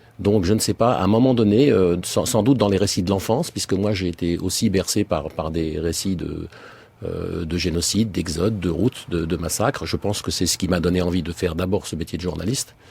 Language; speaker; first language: French; native; French